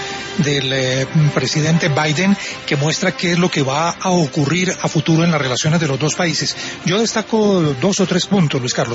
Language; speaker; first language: Spanish; native; Spanish